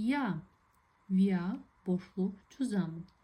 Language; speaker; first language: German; non-native, fluent; Azerbaijani